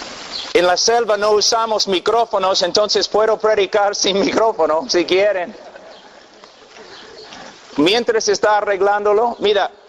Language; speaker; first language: Spanish; non-native, fluent; English